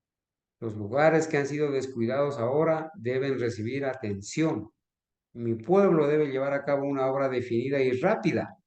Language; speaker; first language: Spanish; native; Spanish